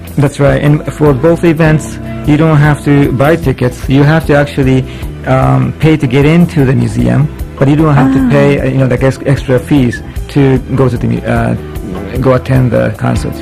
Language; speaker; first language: English; non-native, fluent; Japanese